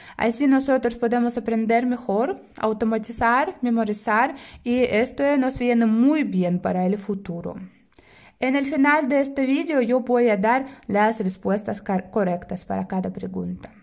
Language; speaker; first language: Spanish; non-native, fluent; Russian